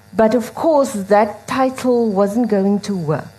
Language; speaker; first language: English; non-native, local second language; Afrikaans